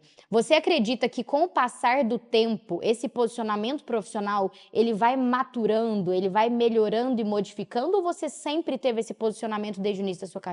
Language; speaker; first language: Portuguese; native; Portuguese